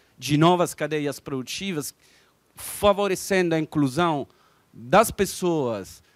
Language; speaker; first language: Portuguese; non-native, fluent; Italian